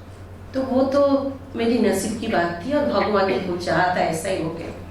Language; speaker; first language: Hindi; non-native, local second language; Bangla